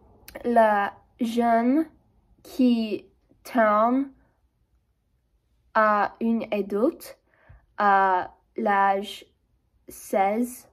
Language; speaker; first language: French; non-native, learner; English